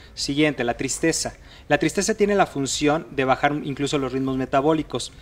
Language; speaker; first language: Spanish; native; Spanish